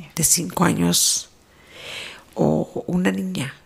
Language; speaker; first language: Spanish; native; Spanish